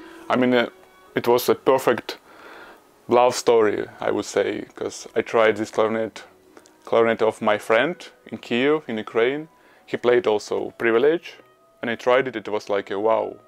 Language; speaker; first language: English; non-native, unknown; Ukrainian